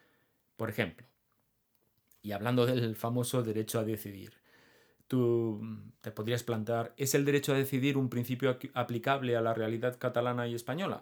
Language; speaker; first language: Spanish; native; Spanish